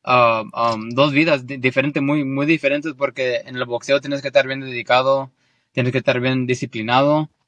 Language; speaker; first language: Spanish; early bilingual, heritage; Spanish